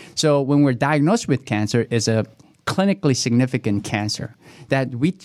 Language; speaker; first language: English; early bilingual, other home language; Korean